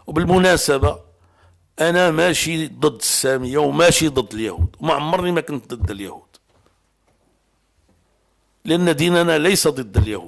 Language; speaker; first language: Arabic; native; Arabic